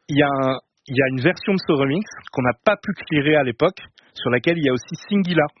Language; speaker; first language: French; native; French